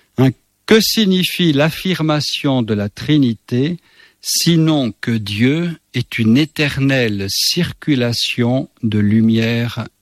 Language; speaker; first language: French; native; French